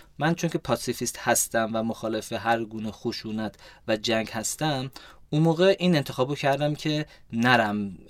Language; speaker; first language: Persian; early bilingual, heritage; Persian